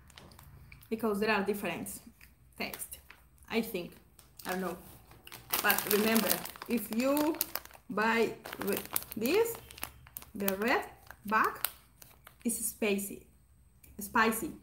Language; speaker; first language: English; non-native, learner; Spanish